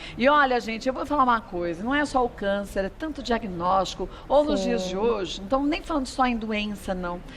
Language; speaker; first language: Portuguese; native; Portuguese